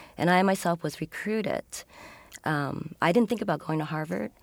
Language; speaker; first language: English; native; English